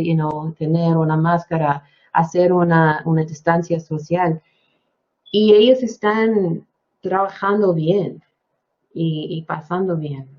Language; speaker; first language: Spanish; non-native, fluent; English